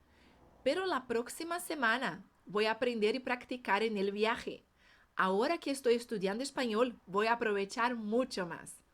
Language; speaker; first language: Spanish; non-native, fluent; Portuguese